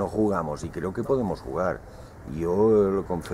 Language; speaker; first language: Spanish; native; Spanish